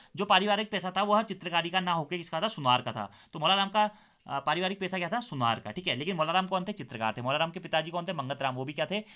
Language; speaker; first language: Hindi; native; Hindi